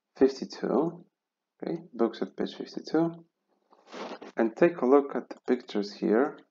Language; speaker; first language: English; non-native, fluent; Polish